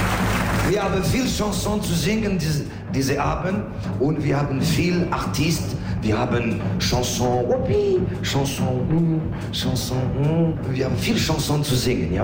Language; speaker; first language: German; non-native, learner; French